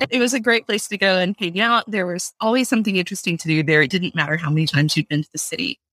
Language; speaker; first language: English; native; English